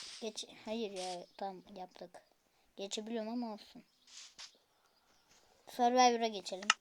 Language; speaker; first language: Turkish; native; Turkish